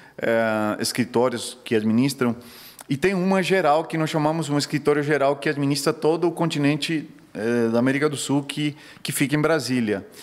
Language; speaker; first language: Portuguese; non-native, fluent; Spanish